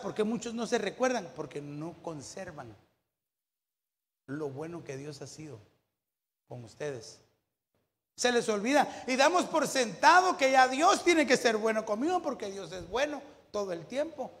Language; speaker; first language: Spanish; native; Spanish